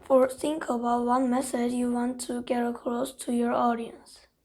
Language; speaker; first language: English; non-native, fluent; Korean